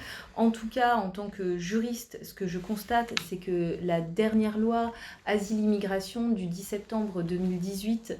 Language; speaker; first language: French; native; French